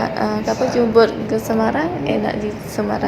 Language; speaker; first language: Indonesian; non-native, learner; Malay